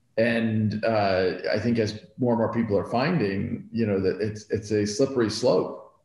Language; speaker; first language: English; native; English